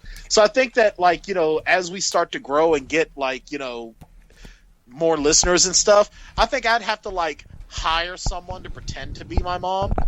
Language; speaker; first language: English; native; English